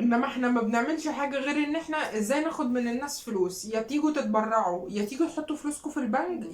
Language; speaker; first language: Arabic; native; Arabic